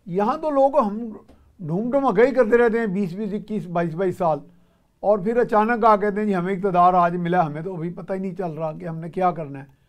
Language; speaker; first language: Urdu; native; Urdu